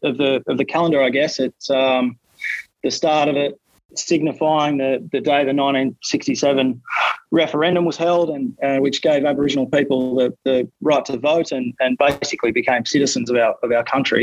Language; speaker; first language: English; native; English